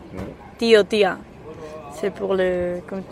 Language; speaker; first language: French; non-native, learner; Spanish